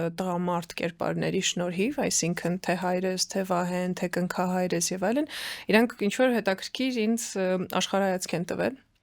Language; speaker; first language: Armenian; early bilingual, heritage; Armenian